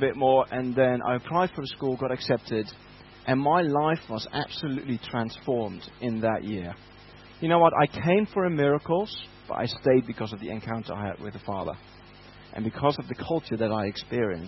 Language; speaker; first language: English; non-native, fluent; Dutch